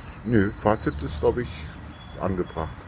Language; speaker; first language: German; native; German